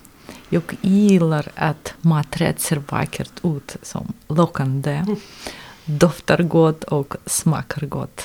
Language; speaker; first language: Swedish; non-native, fluent; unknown